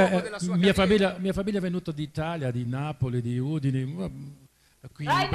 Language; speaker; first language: Italian; early bilingual, heritage; Portuguese